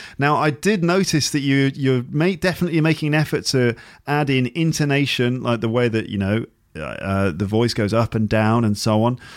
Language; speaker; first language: English; native; English